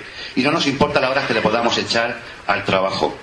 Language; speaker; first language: Spanish; native; Spanish